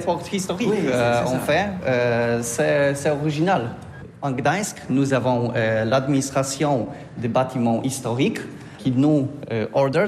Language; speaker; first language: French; non-native, learner; Polish